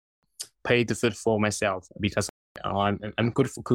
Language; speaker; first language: English; non-native, learner; Chinese